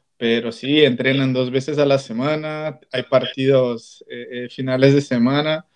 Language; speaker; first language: Spanish; non-native, fluent; Portuguese